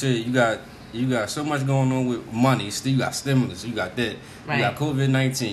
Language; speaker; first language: English; native; English